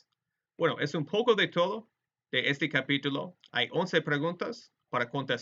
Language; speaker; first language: Spanish; non-native, fluent; English